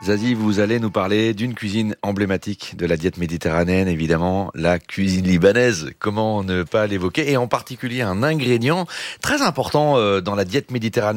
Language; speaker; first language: French; native; French